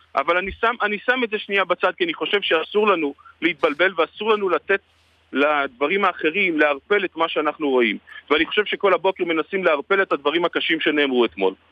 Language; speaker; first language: Hebrew; native; Hebrew